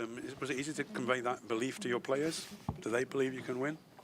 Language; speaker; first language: English; native; English